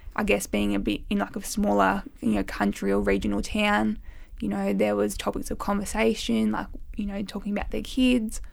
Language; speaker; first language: English; native; English